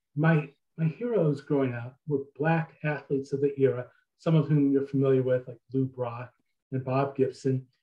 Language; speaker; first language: English; native; English